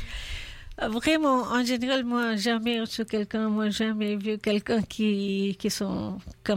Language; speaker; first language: French; non-native, learner; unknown